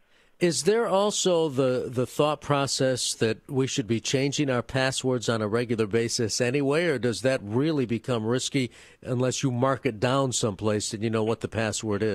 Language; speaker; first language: English; native; English